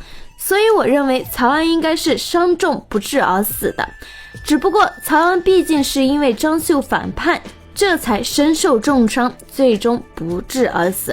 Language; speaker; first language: Chinese; native; Chinese